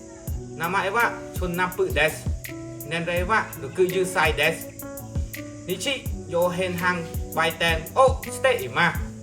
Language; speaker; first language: Japanese; non-native, learner; Khmer